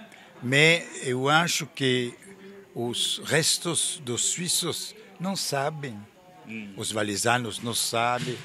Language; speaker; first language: Portuguese; non-native, fluent; French